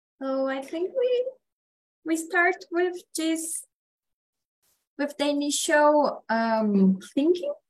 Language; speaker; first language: English; non-native, learner; Portuguese